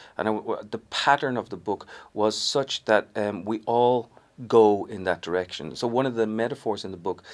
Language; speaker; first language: English; native; English